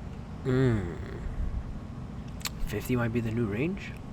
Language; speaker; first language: English; native; English